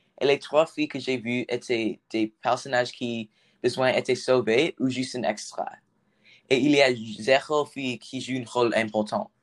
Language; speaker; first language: French; non-native, learner; English